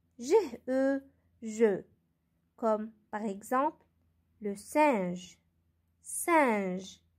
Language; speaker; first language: French; non-native, local second language; Arabic